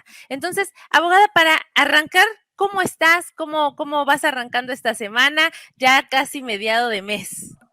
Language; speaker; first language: Spanish; native; Spanish